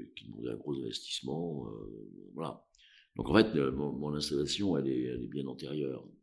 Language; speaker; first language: French; native; French